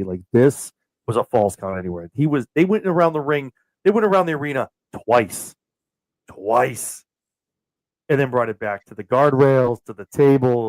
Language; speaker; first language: English; native; English